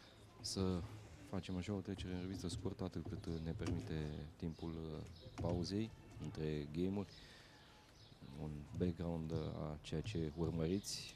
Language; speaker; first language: Romanian; native; Romanian